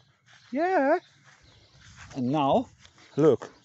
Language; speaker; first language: English; non-native, learner; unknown